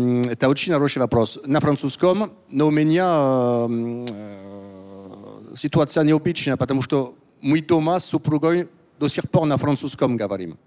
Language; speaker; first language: Russian; non-native, learner; French